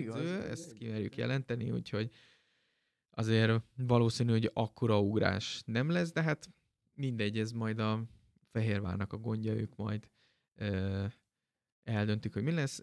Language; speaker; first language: Hungarian; native; Hungarian